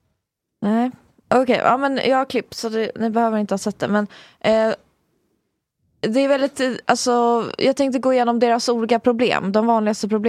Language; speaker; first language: Swedish; native; Swedish